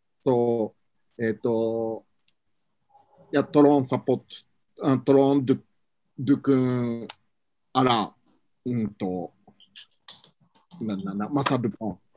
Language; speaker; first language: Indonesian; non-native, learner; Japanese